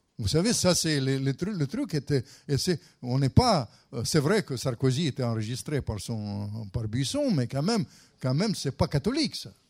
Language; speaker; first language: French; non-native, fluent; Russian